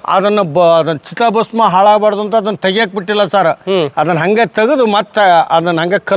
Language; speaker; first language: Kannada; native; Kannada